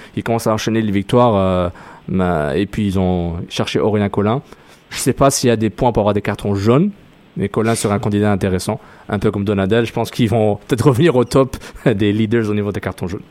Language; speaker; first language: French; native; French